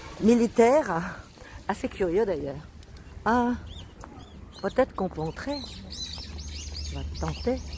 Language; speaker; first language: French; non-native, fluent; Korean